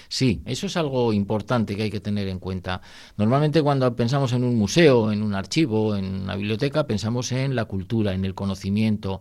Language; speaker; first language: Spanish; native; Spanish